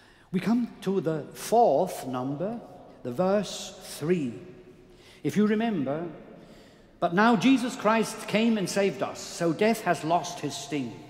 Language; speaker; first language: English; non-native, fluent; German